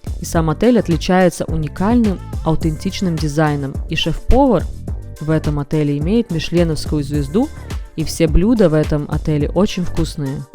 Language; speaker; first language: Russian; native; Russian